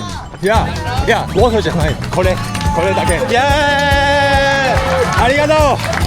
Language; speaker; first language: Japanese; non-native, learner; Chinese